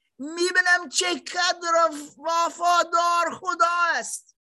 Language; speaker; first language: Persian; non-native, learner; German